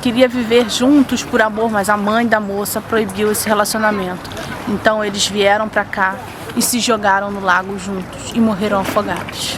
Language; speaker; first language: Portuguese; native; Portuguese